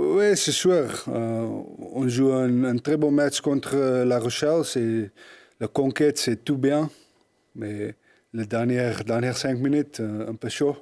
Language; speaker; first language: French; non-native, learner; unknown